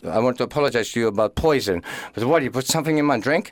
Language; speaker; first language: English; non-native, fluent; Finnish